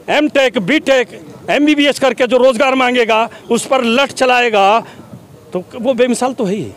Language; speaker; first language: Hindi; native; Hindi